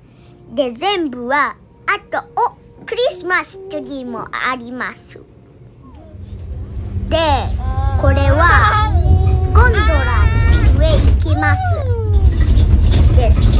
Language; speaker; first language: Japanese; non-native, learner; Indonesian